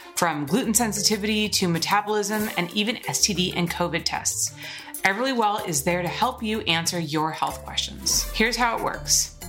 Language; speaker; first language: English; native; English